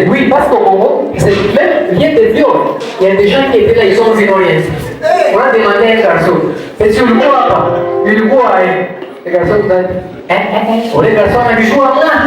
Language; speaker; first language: French; non-native, local second language; Swahili